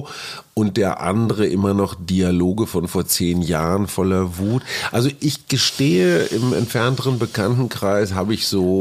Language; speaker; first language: German; native; German